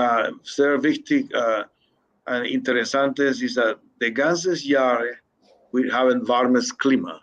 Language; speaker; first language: German; non-native, learner; Spanish